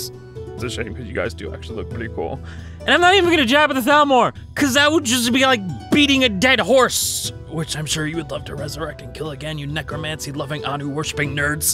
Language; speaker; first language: English; native; English